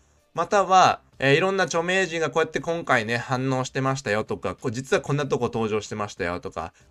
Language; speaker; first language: Japanese; native; Japanese